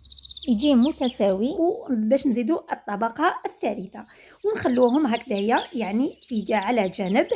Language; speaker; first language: Arabic; native; Arabic